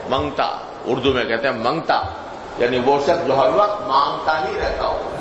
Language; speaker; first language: Urdu; native; Urdu